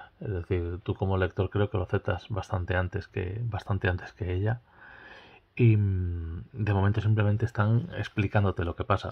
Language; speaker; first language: Spanish; native; Spanish